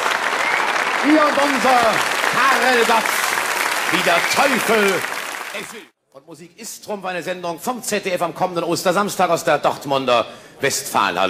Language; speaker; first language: German; native; German